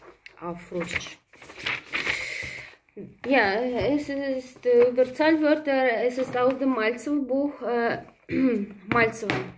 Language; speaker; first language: German; non-native, fluent; Russian